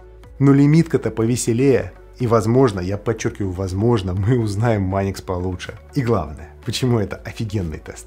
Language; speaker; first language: Russian; native; Russian